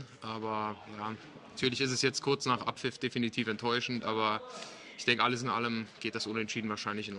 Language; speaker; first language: German; native; German